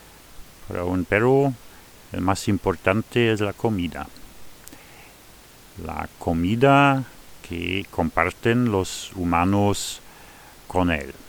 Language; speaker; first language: Spanish; non-native, fluent; Luxembourgish